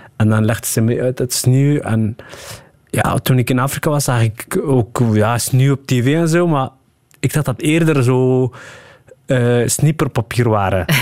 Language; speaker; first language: Dutch; early bilingual, other home language; Somali